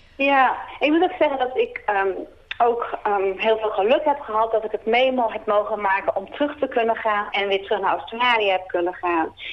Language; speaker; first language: Dutch; native; Dutch